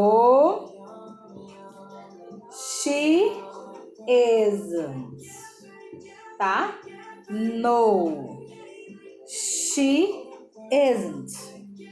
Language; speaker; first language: English; non-native, learner; Portuguese